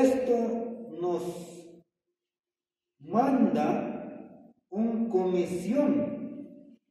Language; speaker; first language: Spanish; non-native, fluent; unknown